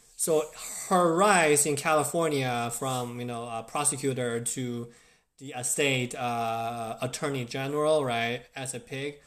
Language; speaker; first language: English; non-native, fluent; Chinese